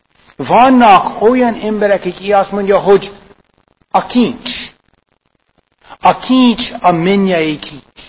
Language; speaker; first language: Hungarian; non-native, fluent; English